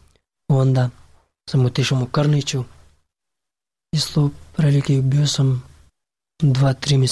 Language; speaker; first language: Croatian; non-native, learner; Pashto